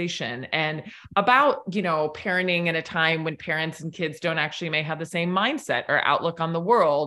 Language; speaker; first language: English; native; English